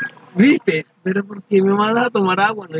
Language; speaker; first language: Spanish; native; Spanish